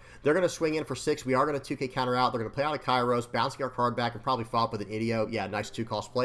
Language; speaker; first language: English; native; English